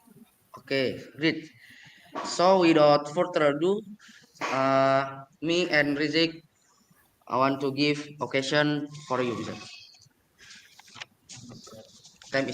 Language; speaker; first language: English; non-native, learner; Indonesian